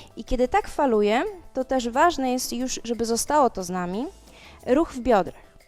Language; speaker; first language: Polish; non-native, fluent; Spanish